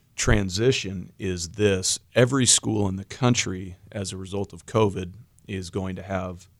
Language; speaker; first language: English; native; English